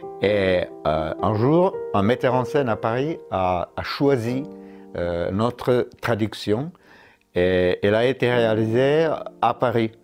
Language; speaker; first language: French; non-native, fluent; Czech